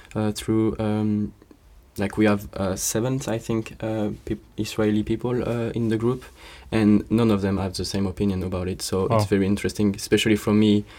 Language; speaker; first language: English; non-native, fluent; French